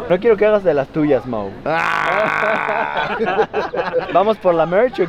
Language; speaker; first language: Spanish; native; Spanish